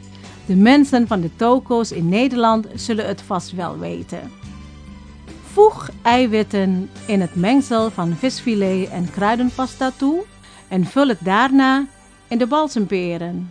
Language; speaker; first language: Dutch; non-native, fluent; Indonesian